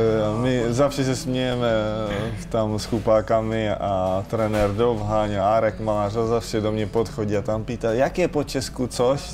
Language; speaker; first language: Polish; non-native, learner; Czech